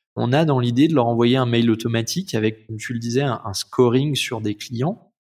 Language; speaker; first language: French; native; French